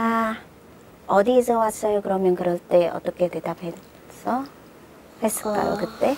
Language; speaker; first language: Korean; non-native, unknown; Khmer